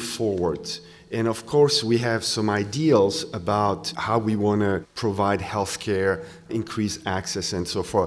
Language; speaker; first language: English; non-native, fluent; French